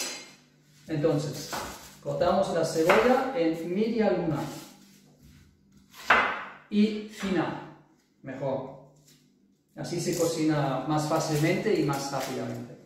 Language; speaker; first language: Spanish; non-native, fluent; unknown